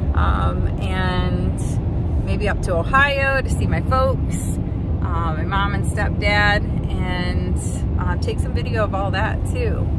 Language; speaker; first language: English; native; English